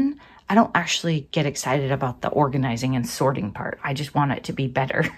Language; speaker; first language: English; native; English